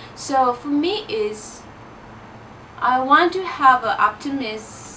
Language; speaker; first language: English; non-native, learner; Burmese